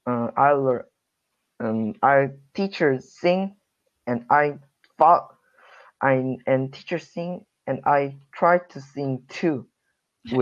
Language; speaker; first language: English; non-native, learner; Korean